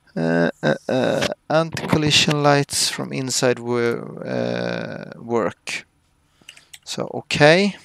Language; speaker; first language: English; non-native, fluent; Swedish